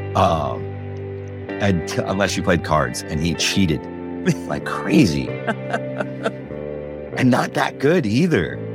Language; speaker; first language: English; early bilingual, other home language; Spanish